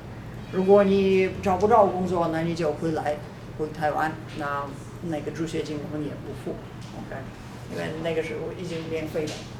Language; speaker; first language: Chinese; non-native, fluent; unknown